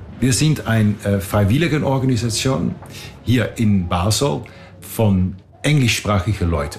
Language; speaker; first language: German; non-native, fluent; Dutch